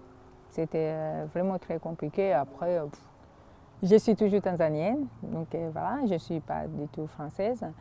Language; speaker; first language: French; non-native, fluent; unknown